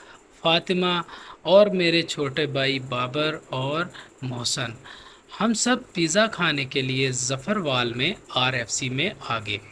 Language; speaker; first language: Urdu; non-native, local second language; Punjabi